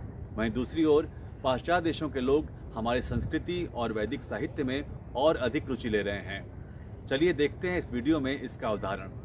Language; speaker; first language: Hindi; native; Hindi